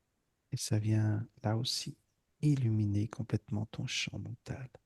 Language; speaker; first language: French; native; French